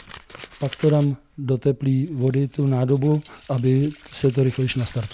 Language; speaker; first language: Czech; native; Czech